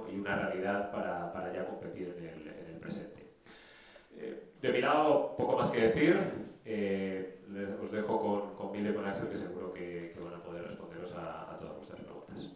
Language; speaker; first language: Spanish; native; Spanish